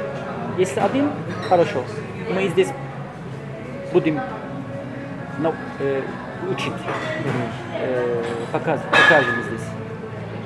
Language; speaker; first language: Russian; non-native, local second language; Turkish